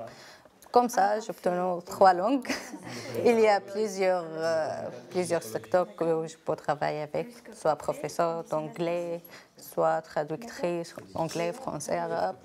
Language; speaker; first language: French; non-native, learner; Arabic